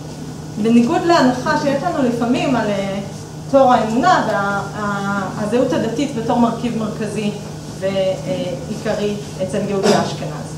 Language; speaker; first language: Hebrew; native; Hebrew